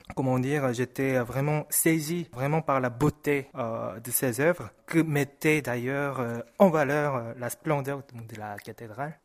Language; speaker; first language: French; non-native, fluent; Korean